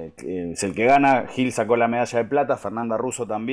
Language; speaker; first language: Spanish; native; Spanish